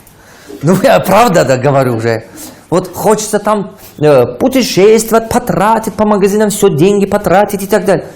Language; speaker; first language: Russian; non-native, local second language; Tajik